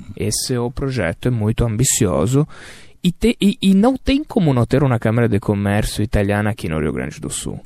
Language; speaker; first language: Portuguese; non-native, fluent; Italian